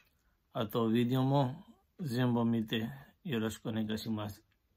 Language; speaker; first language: Japanese; non-native, learner; Urdu